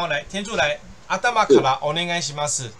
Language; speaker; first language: Japanese; non-native, fluent; Chinese